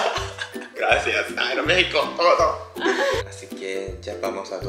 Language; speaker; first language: Spanish; non-native, learner; Japanese